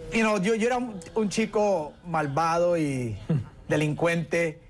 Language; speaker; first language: Spanish; early bilingual, heritage; Spanish